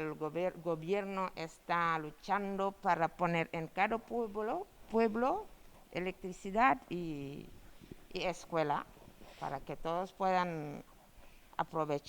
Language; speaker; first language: Spanish; non-native, fluent; Wolof